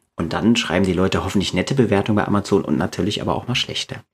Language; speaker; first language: German; native; German